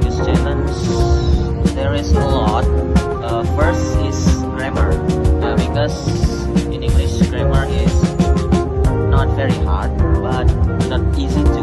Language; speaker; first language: English; non-native, learner; Indonesian